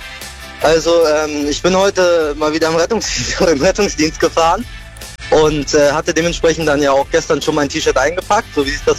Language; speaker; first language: German; native; German